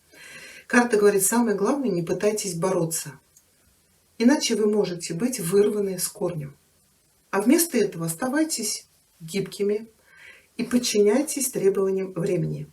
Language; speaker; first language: Russian; native; Russian